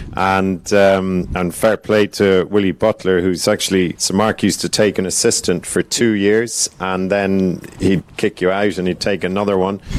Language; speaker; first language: English; native; English